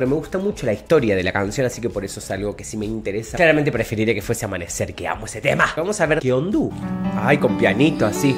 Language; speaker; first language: Spanish; native; Spanish